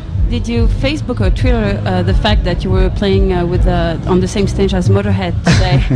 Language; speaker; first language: English; non-native, fluent; French